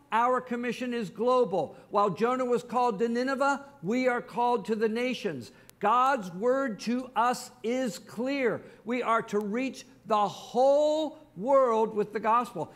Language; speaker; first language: English; native; English